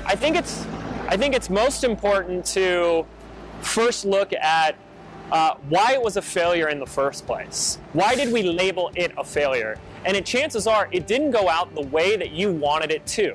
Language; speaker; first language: English; native; English